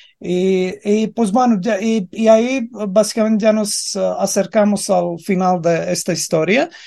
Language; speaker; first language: Spanish; non-native, fluent; Latvian